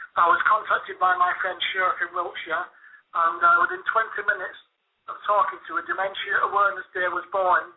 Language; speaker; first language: English; native; English